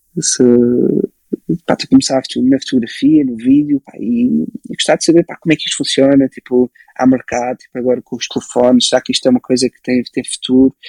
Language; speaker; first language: Portuguese; early bilingual, other home language; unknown